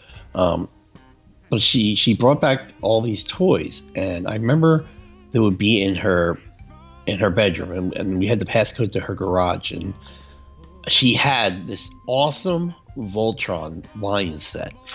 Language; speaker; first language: English; native; English